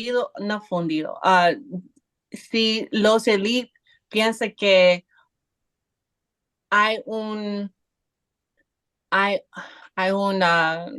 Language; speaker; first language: Spanish; non-native, learner; English